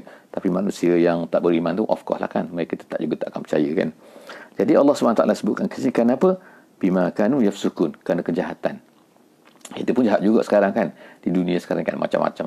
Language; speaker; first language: Malay; native; Malay